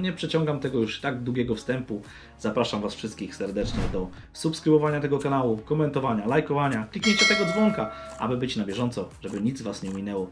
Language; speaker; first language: Polish; native; Polish